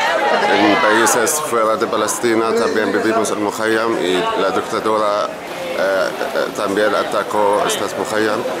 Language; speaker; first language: Spanish; non-native, learner; Arabic